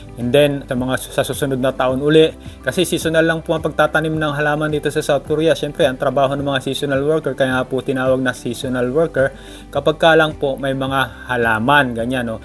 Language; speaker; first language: Filipino; native; Filipino